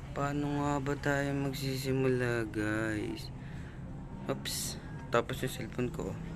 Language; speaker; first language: Filipino; native; Filipino